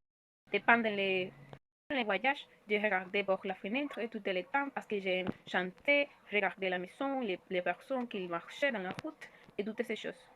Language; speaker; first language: French; non-native, learner; Spanish